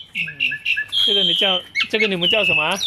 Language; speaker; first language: Chinese; non-native, learner; Thai